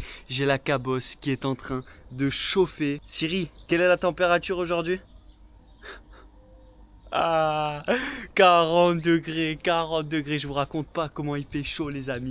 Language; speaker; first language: French; native; French